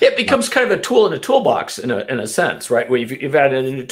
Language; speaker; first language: English; native; English